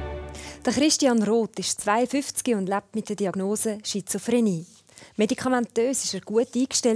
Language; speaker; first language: German; native; German